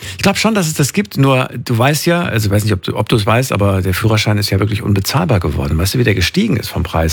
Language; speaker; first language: German; native; German